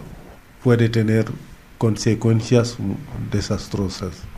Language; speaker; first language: Spanish; non-native, fluent; Wolof